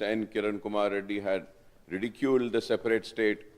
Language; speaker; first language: English; non-native, local second language; Urdu